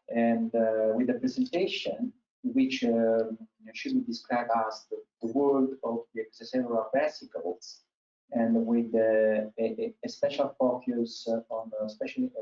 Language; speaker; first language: English; non-native, fluent; Italian